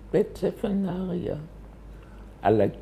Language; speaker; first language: Hebrew; early bilingual, other home language; German